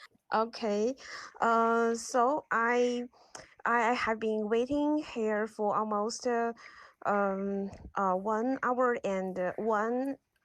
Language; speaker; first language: English; non-native, learner; Chinese